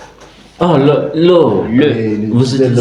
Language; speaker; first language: French; non-native, learner; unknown